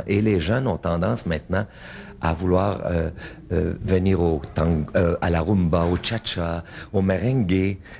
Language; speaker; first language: French; native; French